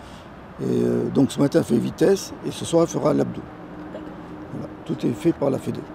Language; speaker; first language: French; native; French